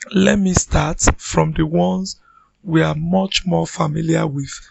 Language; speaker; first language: English; non-native, local second language; Yoruba